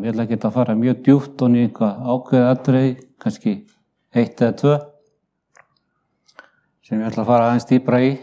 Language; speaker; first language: Icelandic; native; Icelandic